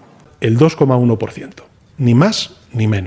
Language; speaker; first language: Spanish; native; Spanish